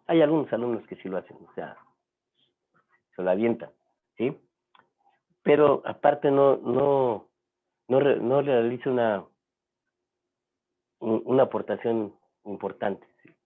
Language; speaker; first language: Spanish; native; Spanish